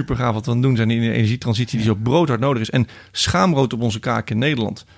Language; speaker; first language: Dutch; native; Dutch